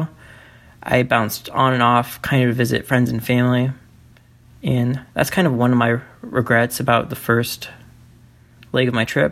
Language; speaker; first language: English; native; English